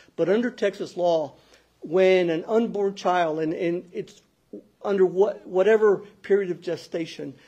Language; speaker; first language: English; early bilingual, other home language; Spanish